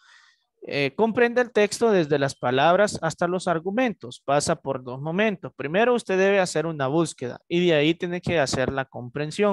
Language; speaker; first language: Spanish; native; Spanish